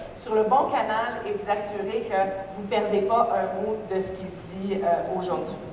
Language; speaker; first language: French; native; French